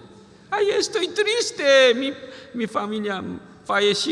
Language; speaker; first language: Spanish; non-native, learner; Korean